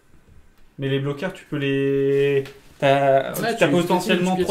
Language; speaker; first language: French; native; French